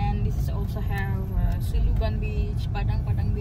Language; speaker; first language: English; non-native, learner; Indonesian